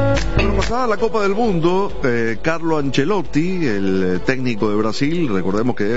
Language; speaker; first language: Spanish; native; Spanish